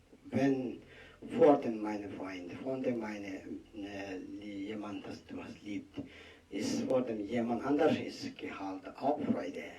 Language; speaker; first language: German; non-native, learner; Tibetan